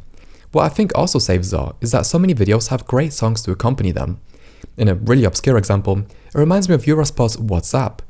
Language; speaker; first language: English; native; English